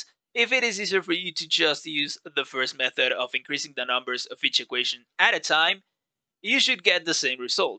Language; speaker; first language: English; non-native, fluent; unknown